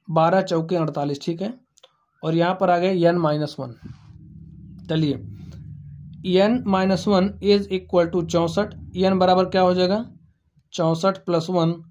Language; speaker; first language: Hindi; native; Hindi